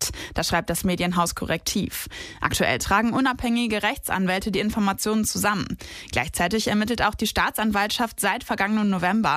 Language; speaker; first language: German; native; German